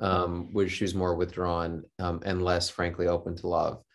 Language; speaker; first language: English; early bilingual, other home language; Hindi